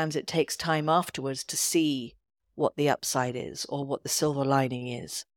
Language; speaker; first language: English; native; English